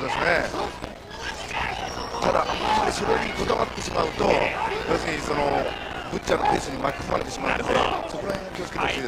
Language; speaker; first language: Japanese; native; Japanese